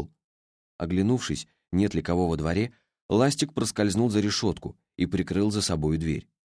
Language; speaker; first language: Russian; native; Russian